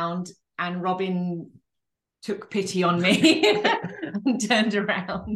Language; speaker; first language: English; native; English